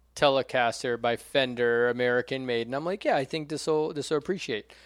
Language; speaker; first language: English; non-native, fluent; Portuguese